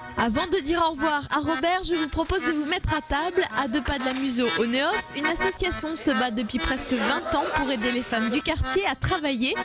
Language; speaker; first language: French; native; French